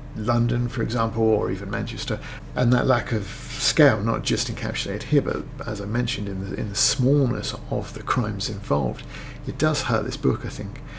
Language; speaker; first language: English; native; English